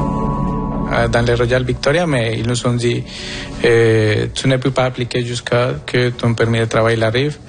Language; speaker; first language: French; non-native, fluent; Spanish